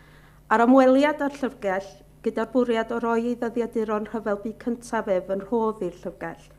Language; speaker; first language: Welsh; native; Welsh